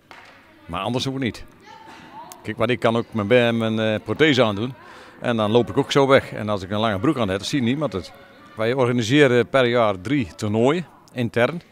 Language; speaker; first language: Dutch; native; Dutch